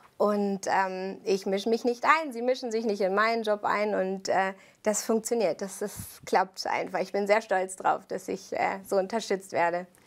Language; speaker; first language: German; early bilingual, other home language; Italian